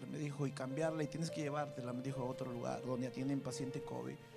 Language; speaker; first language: Spanish; native; Spanish